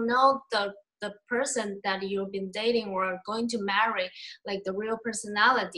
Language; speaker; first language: English; non-native, fluent; Chinese